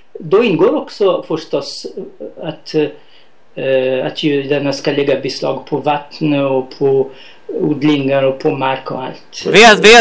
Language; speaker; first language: Swedish; non-native, fluent; Arabic